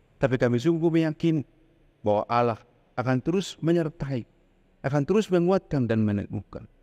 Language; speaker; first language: Indonesian; non-native, local second language; Batak Toba